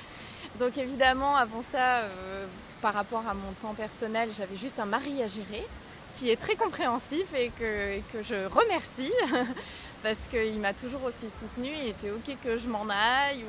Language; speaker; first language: French; native; French